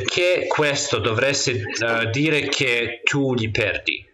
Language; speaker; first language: Italian; non-native, fluent; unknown